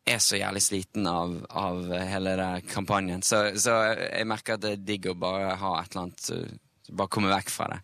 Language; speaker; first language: Norwegian; native; Norwegian